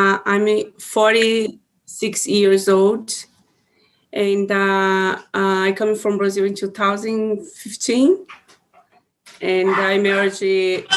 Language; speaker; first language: English; non-native, learner; Portuguese